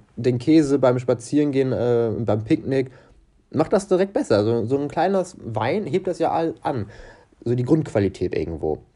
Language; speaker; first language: German; non-native, fluent; Portuguese